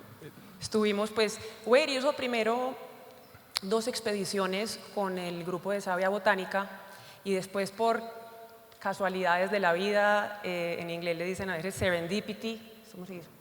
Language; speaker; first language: Spanish; native; Spanish